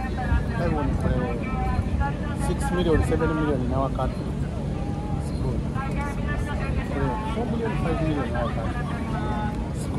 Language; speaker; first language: Japanese; non-native, learner; English